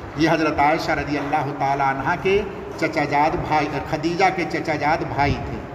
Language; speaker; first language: Urdu; non-native, local second language; Bangla